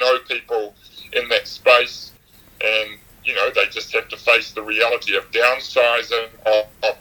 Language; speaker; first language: English; native; English